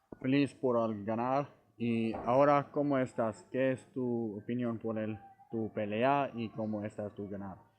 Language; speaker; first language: Spanish; non-native, learner; English